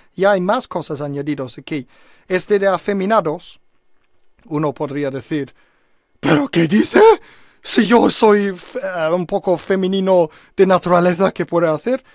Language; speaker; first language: Spanish; non-native, fluent; English